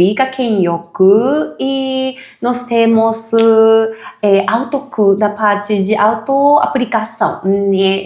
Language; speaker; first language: Portuguese; non-native, fluent; Japanese